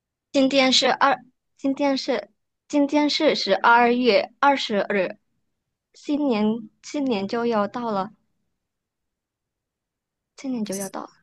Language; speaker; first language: Chinese; non-native, learner; Indonesian